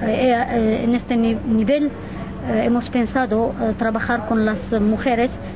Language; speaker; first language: Spanish; non-native, fluent; Arabic